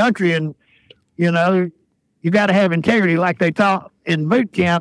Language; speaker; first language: English; native; English